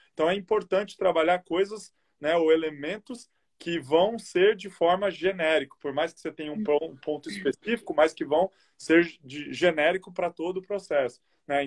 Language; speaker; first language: Portuguese; native; Portuguese